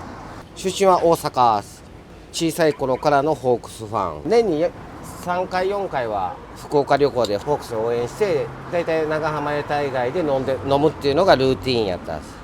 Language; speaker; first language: Japanese; native; Japanese